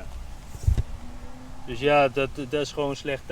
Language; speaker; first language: Dutch; native; Dutch